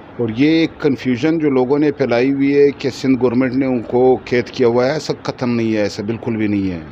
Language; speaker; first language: Urdu; non-native, local second language; Pashto